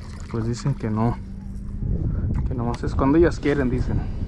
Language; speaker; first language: Spanish; native; Spanish